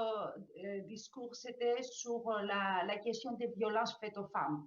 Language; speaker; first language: French; non-native, fluent; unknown